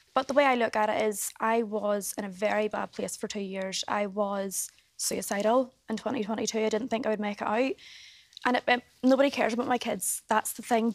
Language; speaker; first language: English; native; English